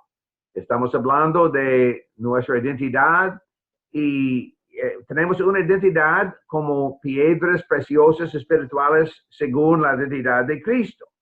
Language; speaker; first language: Spanish; non-native, fluent; English